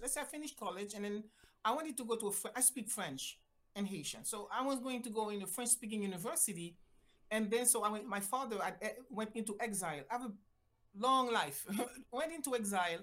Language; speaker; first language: English; non-native, fluent; Haitian Creole